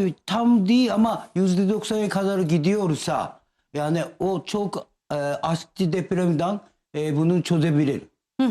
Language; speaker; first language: Turkish; non-native, learner; Japanese